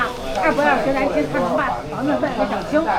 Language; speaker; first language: Chinese; native; Chinese